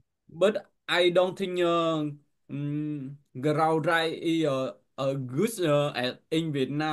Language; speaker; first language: English; non-native, learner; Vietnamese